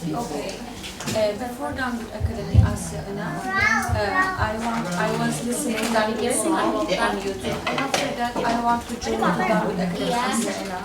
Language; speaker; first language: English; non-native, learner; Turkish